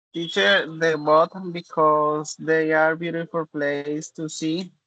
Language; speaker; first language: English; non-native, learner; Spanish